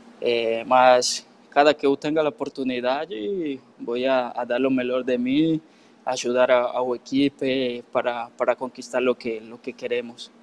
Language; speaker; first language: Portuguese; non-native, learner; Spanish